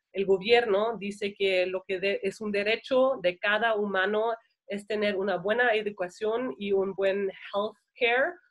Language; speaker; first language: Spanish; non-native, fluent; German